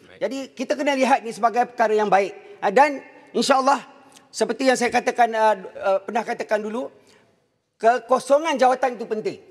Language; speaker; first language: Malay; native; Malay